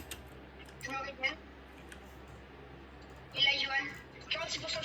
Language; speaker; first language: French; native; French